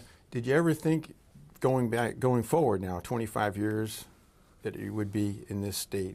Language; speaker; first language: English; native; English